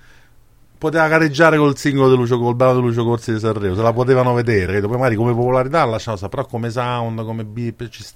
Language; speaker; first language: Italian; native; Italian